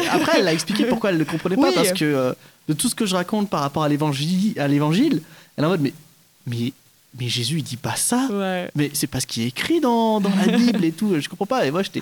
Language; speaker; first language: French; native; French